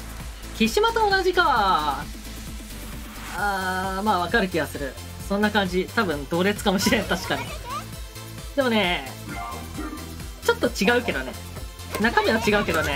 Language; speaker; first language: Japanese; native; Japanese